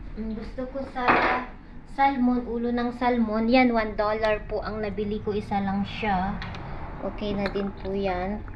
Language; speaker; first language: Filipino; non-native, local second language; Iloko